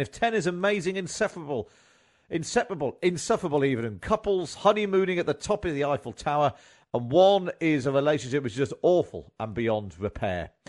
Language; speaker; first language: English; native; English